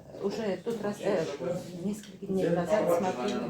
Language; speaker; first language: Russian; non-native, fluent; Armenian